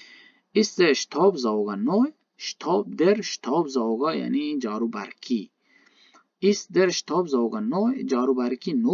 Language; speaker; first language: German; non-native, learner; Baluchi